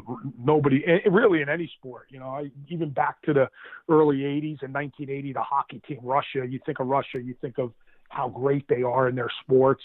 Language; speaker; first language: English; native; English